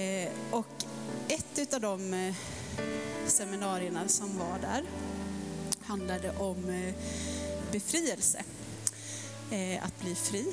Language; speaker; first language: Swedish; native; Swedish